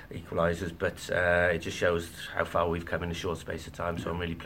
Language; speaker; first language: English; native; English